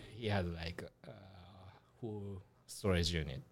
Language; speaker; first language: English; non-native, learner; Japanese